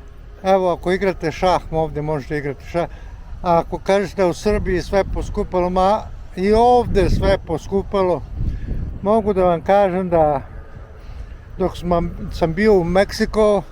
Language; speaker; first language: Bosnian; non-native, local second language; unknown